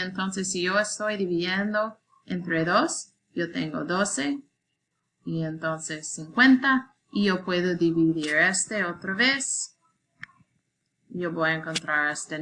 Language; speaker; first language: Spanish; non-native, learner; English